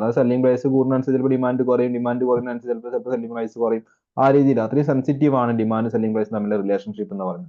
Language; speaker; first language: Malayalam; native; Malayalam